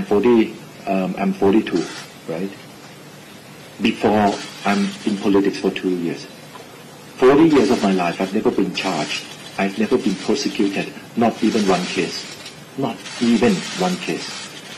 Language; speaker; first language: English; non-native, fluent; Thai